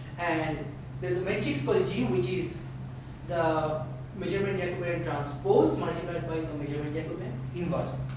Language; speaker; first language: English; non-native, local second language; Bangla